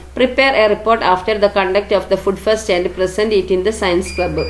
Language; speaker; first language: English; non-native, local second language; Malayalam